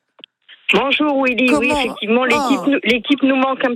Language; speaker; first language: French; native; French